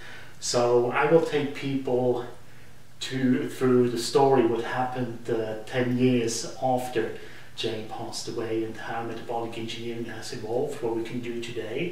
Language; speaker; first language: English; non-native, fluent; German